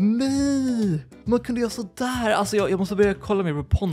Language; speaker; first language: Swedish; native; Swedish